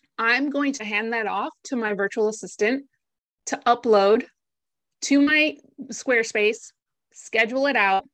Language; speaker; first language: English; native; English